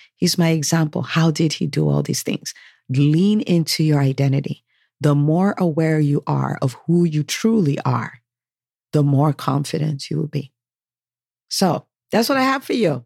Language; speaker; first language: English; native; English